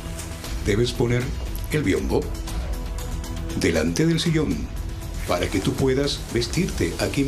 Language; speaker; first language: Spanish; native; Spanish